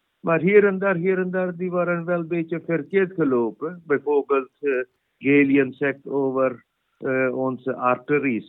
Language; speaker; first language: Dutch; non-native, fluent; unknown